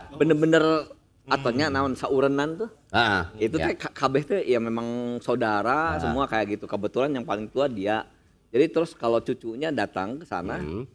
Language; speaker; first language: Indonesian; native; Indonesian